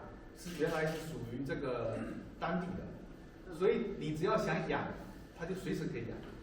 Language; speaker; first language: Chinese; native; Chinese